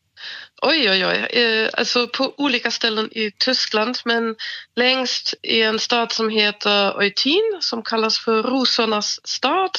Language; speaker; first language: Swedish; non-native, fluent; German